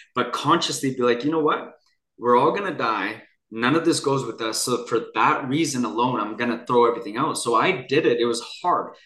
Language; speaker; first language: English; native; English